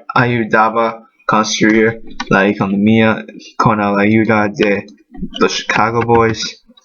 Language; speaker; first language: Spanish; non-native, learner; English